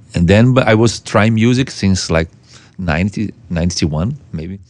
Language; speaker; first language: English; non-native, fluent; Portuguese